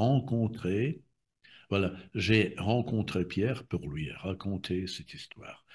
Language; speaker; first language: French; non-native, fluent; Russian